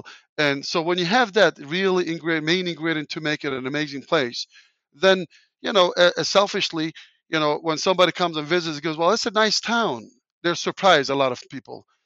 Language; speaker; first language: English; non-native, fluent; Turkish